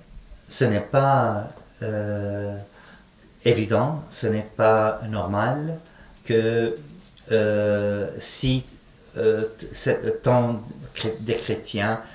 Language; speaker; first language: French; non-native, fluent; Arabic